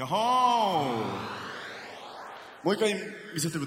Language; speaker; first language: Japanese; non-native, fluent; Korean